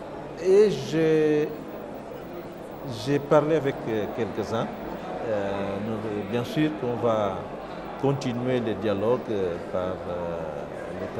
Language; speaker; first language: French; non-native, fluent; Portuguese